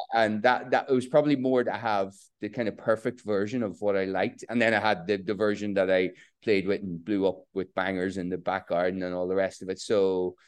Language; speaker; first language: English; native; English